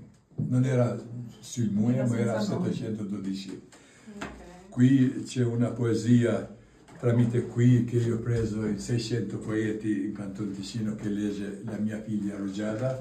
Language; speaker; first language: Italian; non-native, learner; Albanian